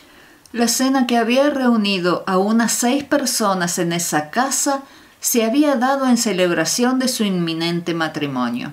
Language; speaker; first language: Spanish; native; Spanish